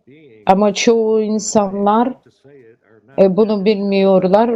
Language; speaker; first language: Turkish; non-native, learner; Russian